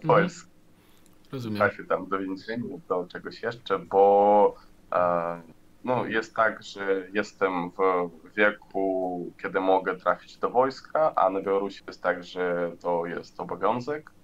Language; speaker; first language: Polish; non-native, learner; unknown